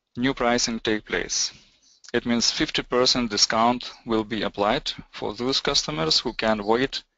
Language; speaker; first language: English; non-native, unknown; Lithuanian